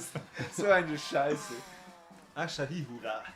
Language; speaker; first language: German; native; German